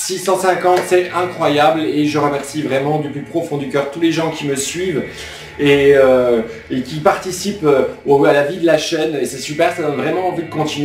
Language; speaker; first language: French; native; French